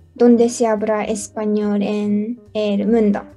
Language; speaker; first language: Spanish; non-native, learner; Japanese